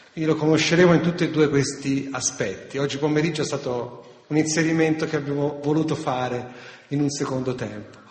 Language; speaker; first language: Italian; native; Italian